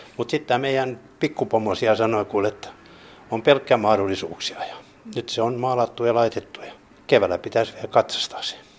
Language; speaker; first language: Finnish; native; Finnish